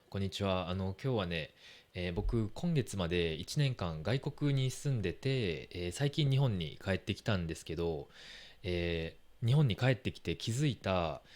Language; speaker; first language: Japanese; native; Japanese